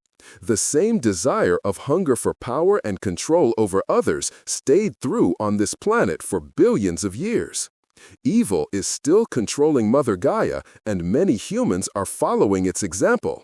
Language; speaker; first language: English; non-native, fluent; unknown